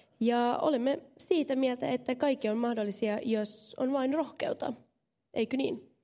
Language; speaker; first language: Finnish; non-native, local second language; Swedish